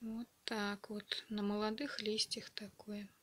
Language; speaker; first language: Russian; native; Russian